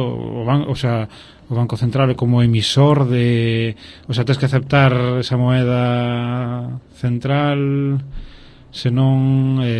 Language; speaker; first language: Galician; non-native, local second language; Spanish